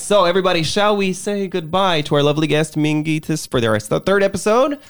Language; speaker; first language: English; early bilingual, other home language; Korean